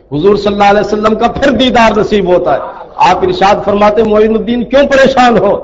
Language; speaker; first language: Urdu; non-native, local second language; Saraiki